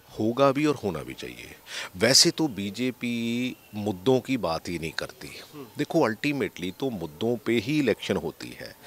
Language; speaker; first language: Hindi; non-native, local second language; Punjabi